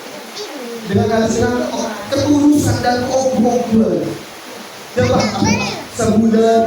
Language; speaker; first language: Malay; non-native, local second language; Javanese